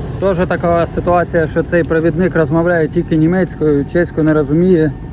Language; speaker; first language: Ukrainian; non-native, local second language; Russian